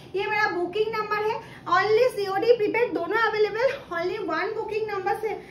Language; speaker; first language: Hindi; non-native, local second language; Bangla